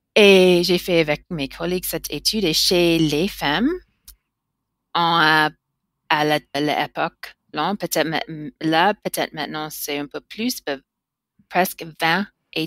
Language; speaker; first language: French; non-native, learner; English